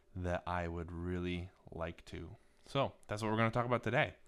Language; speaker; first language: English; native; English